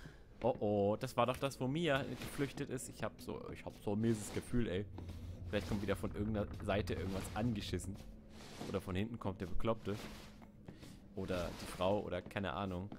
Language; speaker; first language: German; native; German